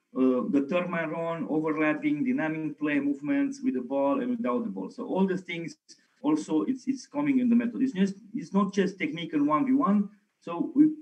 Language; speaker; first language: English; non-native, fluent; Romanian